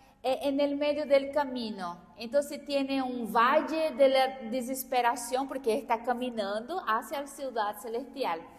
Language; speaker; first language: Spanish; non-native, fluent; Portuguese